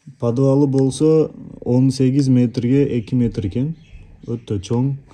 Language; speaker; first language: Kyrgyz; native; Kyrgyz